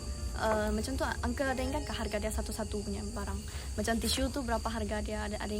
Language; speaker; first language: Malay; non-native, local second language; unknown